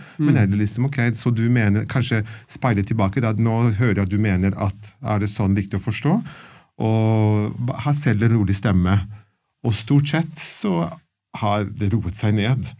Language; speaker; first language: Norwegian; non-native, fluent; Italian